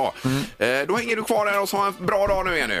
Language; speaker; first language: Swedish; native; Swedish